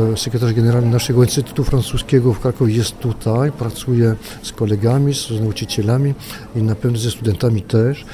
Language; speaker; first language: Polish; non-native, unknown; French